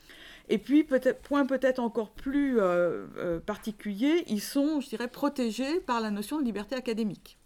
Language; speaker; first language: French; native; French